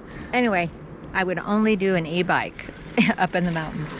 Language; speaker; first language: English; native; English